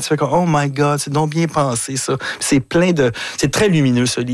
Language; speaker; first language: French; native; French